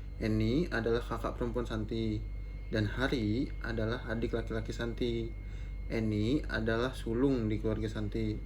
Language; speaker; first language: Indonesian; native; Indonesian